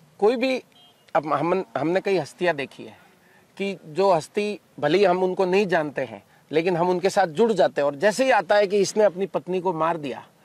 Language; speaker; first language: Hindi; native; Hindi